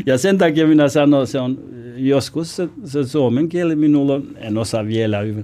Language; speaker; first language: Finnish; non-native, learner; Albanian